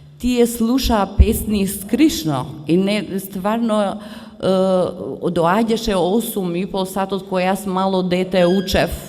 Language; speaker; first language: Macedonian; early bilingual, heritage; Macedonian